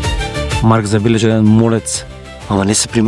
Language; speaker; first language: Macedonian; native; Macedonian